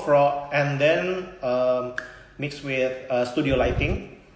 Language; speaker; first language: English; non-native, fluent; Indonesian